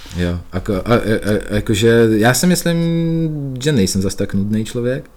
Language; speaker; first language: Czech; early bilingual, other home language; Russian